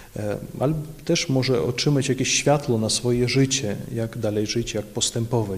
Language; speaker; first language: Polish; non-native, local second language; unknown